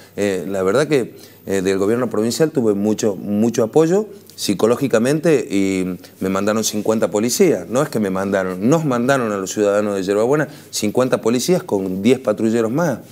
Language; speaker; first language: Spanish; native; Spanish